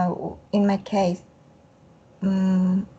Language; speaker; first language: English; non-native, learner; Vietnamese